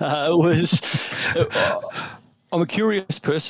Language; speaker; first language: English; native; English